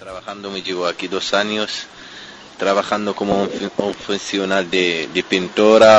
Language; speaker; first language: Spanish; non-native, learner; Arabic